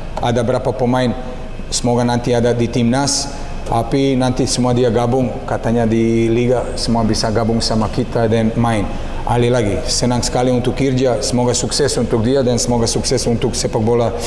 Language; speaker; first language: Indonesian; non-native, learner; Serbian